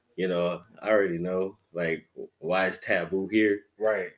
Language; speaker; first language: English; native; English